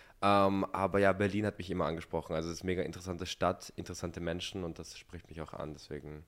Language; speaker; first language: German; early bilingual, other home language; Polish